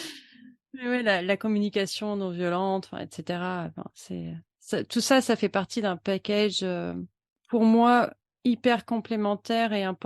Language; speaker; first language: French; native; French